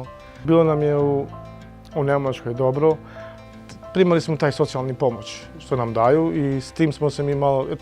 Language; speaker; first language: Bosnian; non-native, local second language; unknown